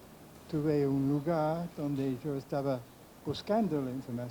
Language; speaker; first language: Spanish; non-native, fluent; English